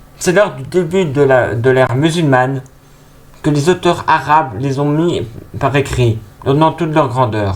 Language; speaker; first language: French; native; French